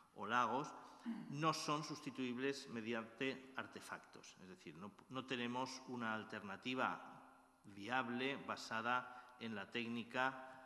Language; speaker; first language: Spanish; native; Spanish